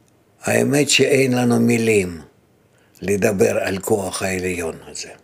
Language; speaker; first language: Hebrew; non-native, fluent; Russian